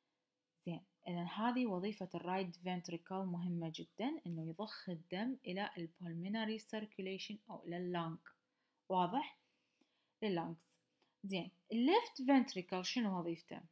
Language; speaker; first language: Arabic; native; Arabic